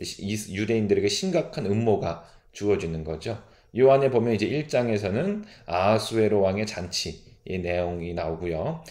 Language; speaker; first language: Korean; native; Korean